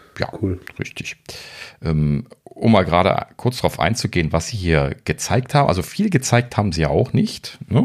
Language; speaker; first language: German; native; German